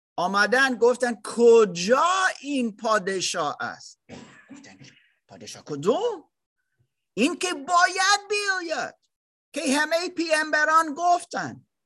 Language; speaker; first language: Persian; non-native, learner; German